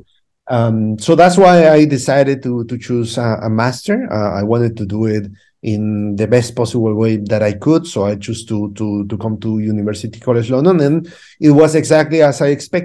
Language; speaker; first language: English; non-native, fluent; Spanish